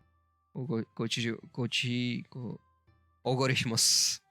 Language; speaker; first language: Japanese; non-native, learner; Turkish